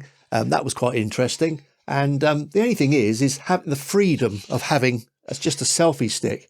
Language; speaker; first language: English; native; English